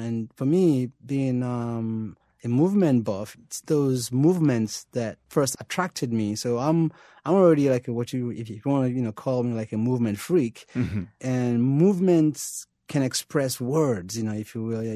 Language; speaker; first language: English; non-native, local second language; Yoruba